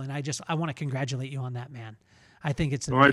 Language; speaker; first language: English; native; English